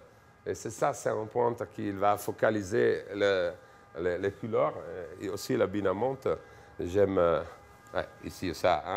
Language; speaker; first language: French; non-native, fluent; Italian